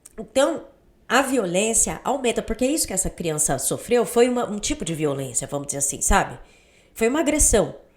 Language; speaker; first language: Portuguese; native; Portuguese